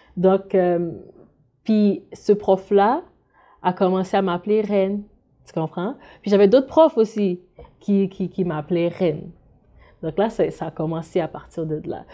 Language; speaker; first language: French; non-native, local second language; Haitian Creole